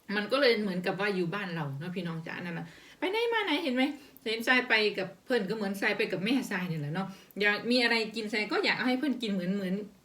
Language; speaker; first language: Thai; native; Thai